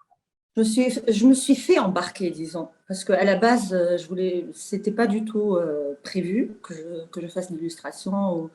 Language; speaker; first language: French; non-native, local second language; Arabic